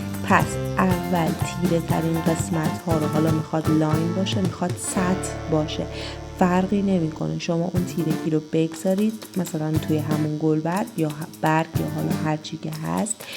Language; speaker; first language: Persian; native; Persian